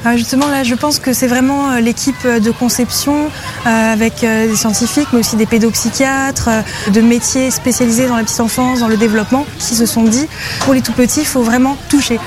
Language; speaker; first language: French; native; French